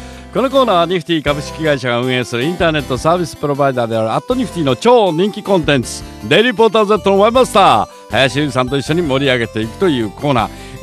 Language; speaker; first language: Japanese; native; Japanese